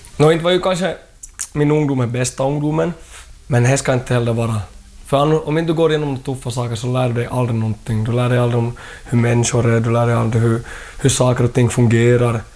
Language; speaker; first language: Swedish; early bilingual, other home language; Thai